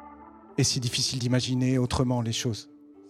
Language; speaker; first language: French; native; French